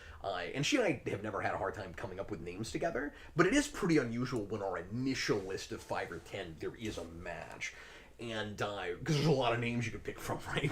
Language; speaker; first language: English; native; English